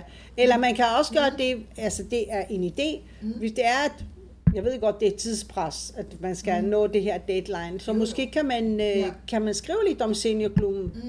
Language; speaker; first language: Danish; non-native, fluent; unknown